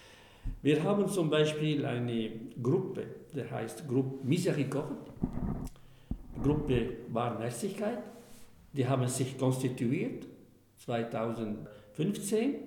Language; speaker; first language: German; non-native, fluent; Arabic